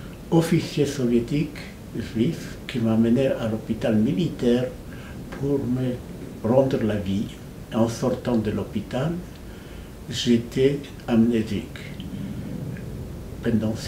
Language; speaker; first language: French; non-native, fluent; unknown